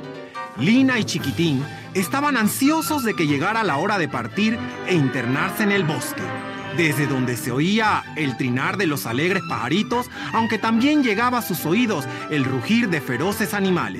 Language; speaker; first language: Spanish; native; Spanish